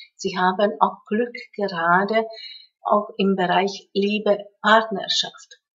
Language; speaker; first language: German; non-native, fluent; Hungarian